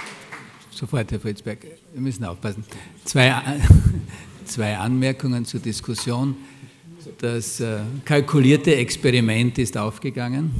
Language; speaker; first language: German; native; German